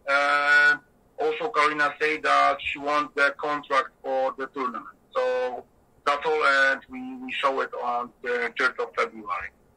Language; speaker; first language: English; non-native, learner; Polish